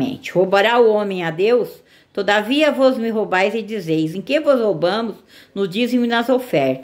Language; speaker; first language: Portuguese; native; Portuguese